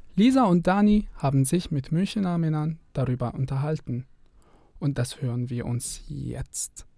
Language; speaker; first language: German; non-native, fluent; Arabic